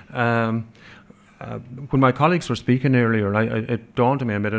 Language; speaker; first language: English; non-native, local second language; Irish